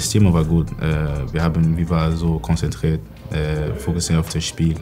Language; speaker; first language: German; non-native, learner; Swedish